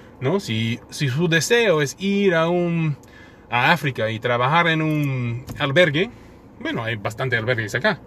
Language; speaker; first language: Spanish; non-native, fluent; English